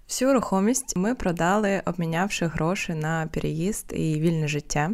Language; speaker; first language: Ukrainian; non-native, local second language; Russian